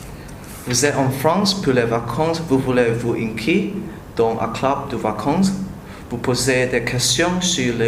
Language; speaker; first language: French; non-native, learner; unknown